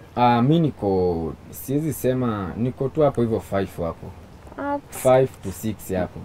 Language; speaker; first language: Swahili; non-native, local second language; Luyia